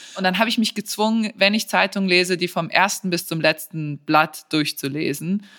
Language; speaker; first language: German; early bilingual, other home language; Serbian